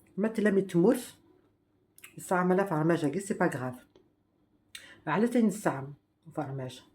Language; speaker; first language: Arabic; non-native, local second language; Kabyle